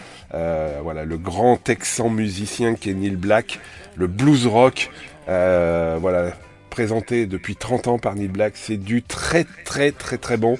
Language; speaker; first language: French; native; French